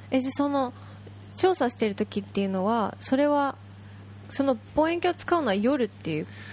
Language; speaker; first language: Japanese; native; Japanese